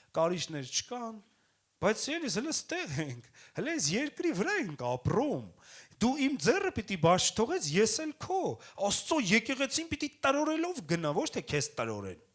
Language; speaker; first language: Armenian; native; Armenian